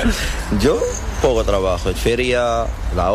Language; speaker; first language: Spanish; non-native, learner; Arabic